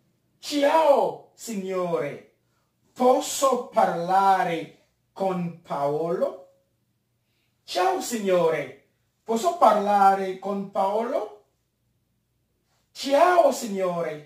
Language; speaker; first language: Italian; non-native, fluent; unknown